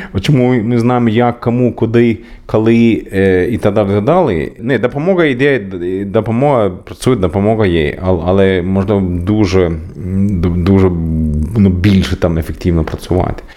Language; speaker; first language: Ukrainian; non-native, learner; Swedish